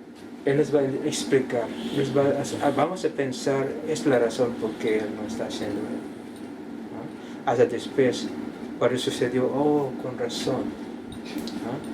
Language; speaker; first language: Spanish; non-native, learner; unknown